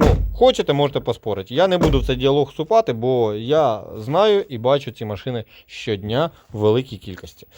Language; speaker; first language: Ukrainian; native; Ukrainian